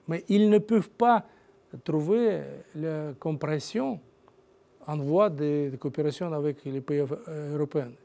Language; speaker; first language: French; non-native, learner; Russian